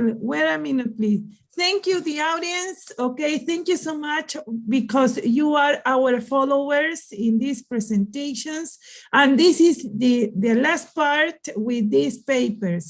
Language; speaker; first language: English; non-native, learner; Spanish